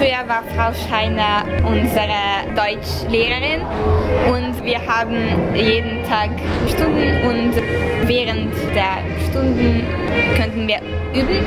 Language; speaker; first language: German; non-native, local second language; Hungarian